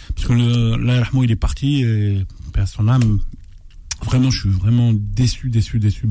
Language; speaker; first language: French; non-native, local second language; Arabic